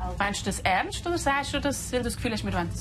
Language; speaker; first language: German; native; German